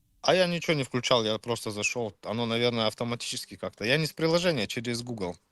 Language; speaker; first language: Russian; early bilingual, heritage; Czech